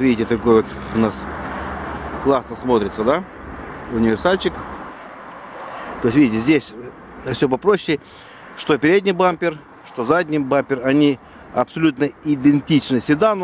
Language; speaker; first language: Russian; native; Russian